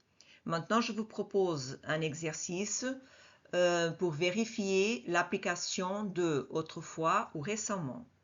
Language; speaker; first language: French; non-native, fluent; Portuguese